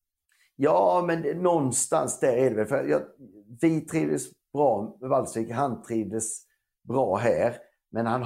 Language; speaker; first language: Swedish; native; Swedish